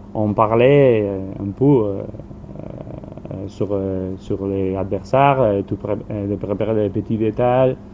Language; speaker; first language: French; non-native, learner; Spanish